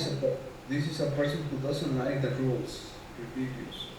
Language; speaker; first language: English; non-native, learner; Spanish